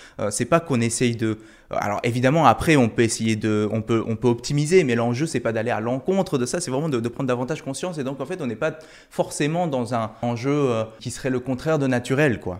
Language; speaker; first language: French; early bilingual, other home language; Korean